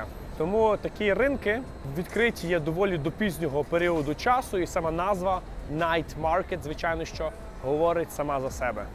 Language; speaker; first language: Ukrainian; native; Ukrainian